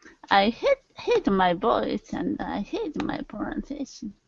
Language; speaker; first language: English; non-native, learner; Japanese